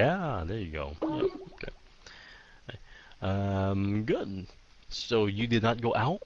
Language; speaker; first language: English; early bilingual, heritage; Vietnamese